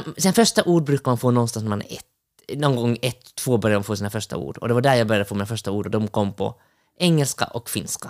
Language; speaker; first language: Swedish; early bilingual, other home language; Finnish